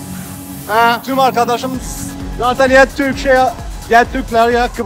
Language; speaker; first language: Turkish; non-native, learner; Arabic